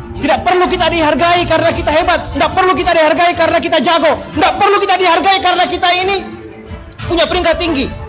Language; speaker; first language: Indonesian; non-native, local second language; Buginese